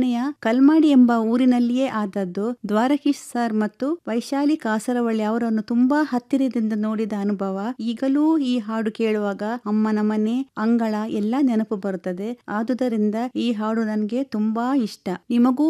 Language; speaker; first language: Kannada; non-native, local second language; Tulu